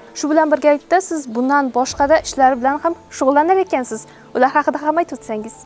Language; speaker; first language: Uzbek; native; Uzbek